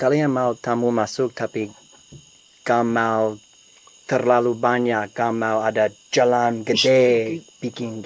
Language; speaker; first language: Indonesian; non-native, learner; English